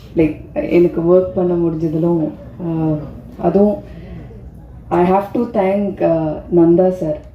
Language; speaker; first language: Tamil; non-native, fluent; Malayalam